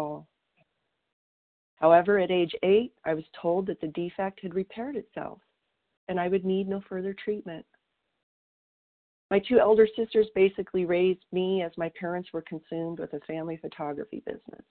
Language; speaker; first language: English; native; English